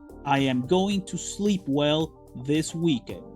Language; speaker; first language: English; non-native, fluent; Spanish